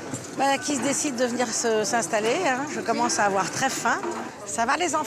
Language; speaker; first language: French; native; French